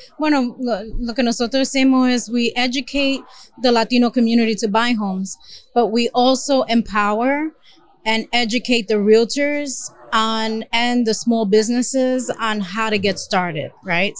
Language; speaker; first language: English; early bilingual, other home language; Spanish